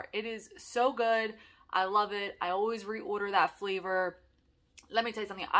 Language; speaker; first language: English; native; English